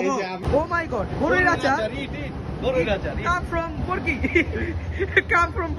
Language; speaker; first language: English; non-native, local second language; Bangla